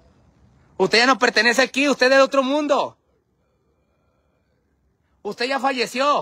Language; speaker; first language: Spanish; native; Spanish